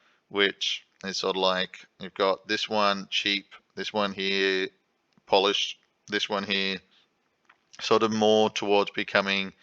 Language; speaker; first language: English; native; English